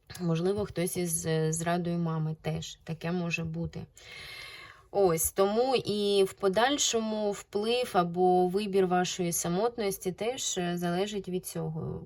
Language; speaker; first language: Ukrainian; non-native, local second language; Russian